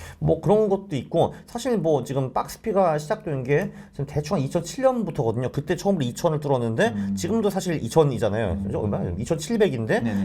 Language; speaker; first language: Korean; native; Korean